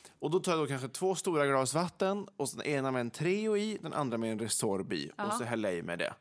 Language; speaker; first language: Swedish; native; Swedish